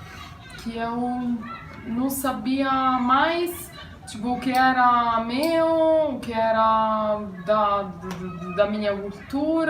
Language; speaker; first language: Portuguese; non-native, fluent; Italian